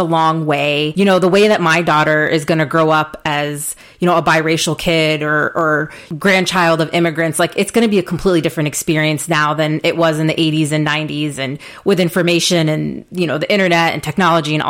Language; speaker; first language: English; native; English